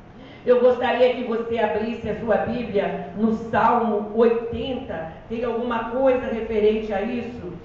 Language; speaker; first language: Portuguese; native; Portuguese